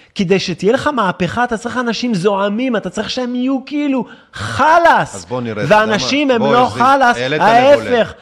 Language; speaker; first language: Hebrew; non-native, fluent; French